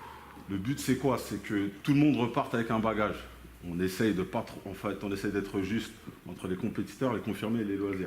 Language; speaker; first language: French; native; French